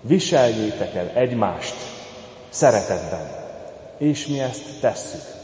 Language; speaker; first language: Hungarian; native; Hungarian